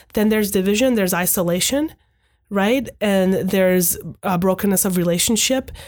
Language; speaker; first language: English; non-native, fluent; Hungarian